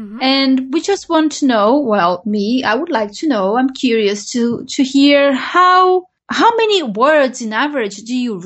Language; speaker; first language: English; non-native, fluent; Portuguese